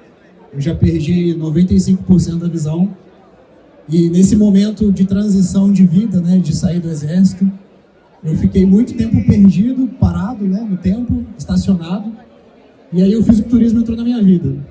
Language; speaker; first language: Portuguese; native; Portuguese